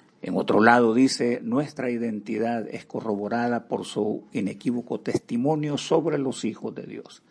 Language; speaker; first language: Spanish; native; Spanish